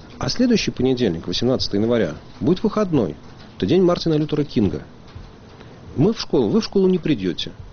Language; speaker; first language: Russian; native; Russian